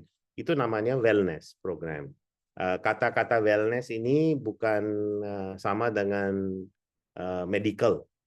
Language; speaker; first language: Indonesian; non-native, fluent; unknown